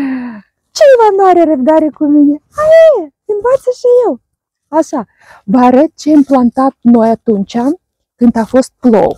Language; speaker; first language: Romanian; non-native, learner; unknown